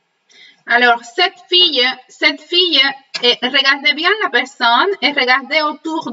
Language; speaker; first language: French; non-native, fluent; Spanish